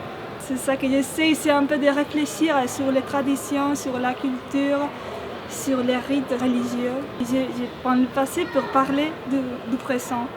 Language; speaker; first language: French; non-native, fluent; Spanish